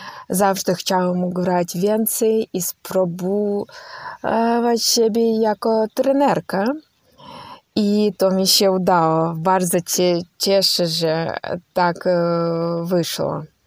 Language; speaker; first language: Polish; non-native, learner; Ukrainian